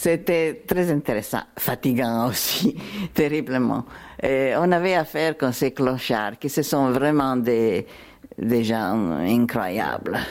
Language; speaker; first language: French; non-native, learner; Italian